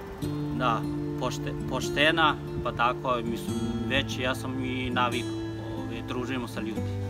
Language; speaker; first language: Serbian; non-native, learner; Chinese